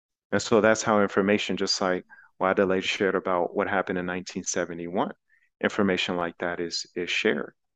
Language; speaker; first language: English; native; English